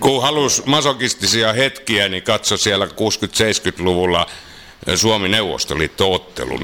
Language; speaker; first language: Finnish; native; Finnish